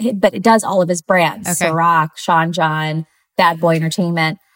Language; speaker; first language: English; early bilingual, other home language; Spanish